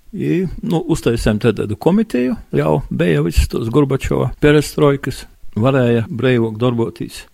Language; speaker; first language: Latvian; native; Latvian